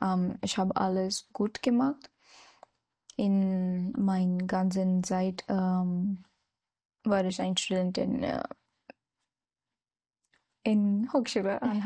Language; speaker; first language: German; non-native, learner; Marathi